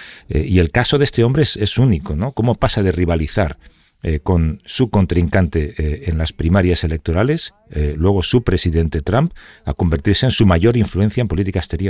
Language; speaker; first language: Spanish; native; Spanish